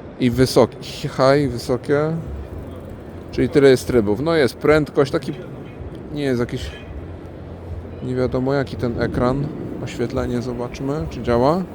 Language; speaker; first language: Polish; native; Polish